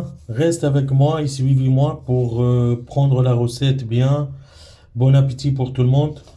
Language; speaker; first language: French; non-native, learner; Arabic